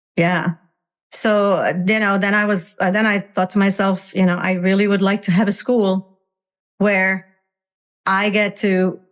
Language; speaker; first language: English; non-native, fluent; Hungarian